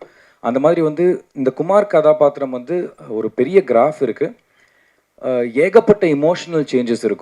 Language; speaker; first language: Tamil; native; Tamil